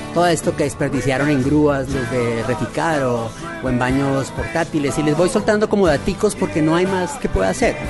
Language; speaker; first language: Spanish; native; Spanish